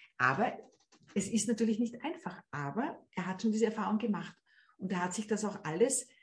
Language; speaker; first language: German; native; German